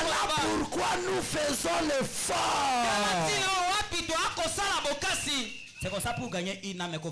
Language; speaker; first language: French; non-native, local second language; Lingala